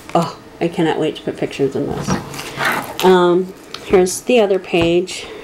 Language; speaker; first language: English; native; English